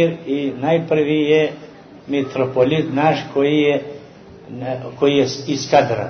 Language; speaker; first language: Serbian; early bilingual, heritage; Serbian